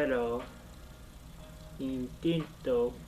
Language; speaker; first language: Spanish; non-native, learner; English